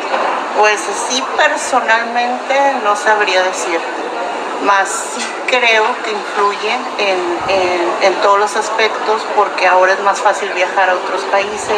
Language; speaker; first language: Spanish; native; Spanish